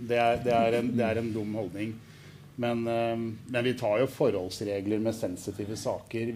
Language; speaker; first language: Norwegian; native; Norwegian